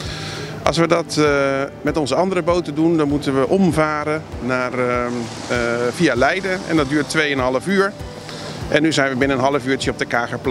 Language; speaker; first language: Dutch; native; Dutch